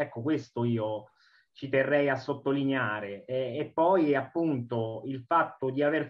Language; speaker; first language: Italian; native; Italian